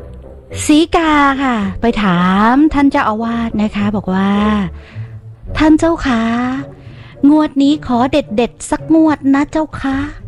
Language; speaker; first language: Thai; native; Thai